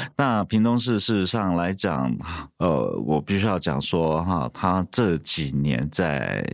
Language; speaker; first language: Chinese; native; Chinese